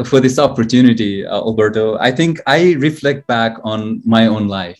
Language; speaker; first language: English; non-native, local second language; Nepali